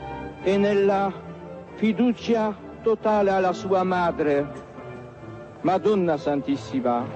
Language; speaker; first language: Italian; non-native, fluent; Polish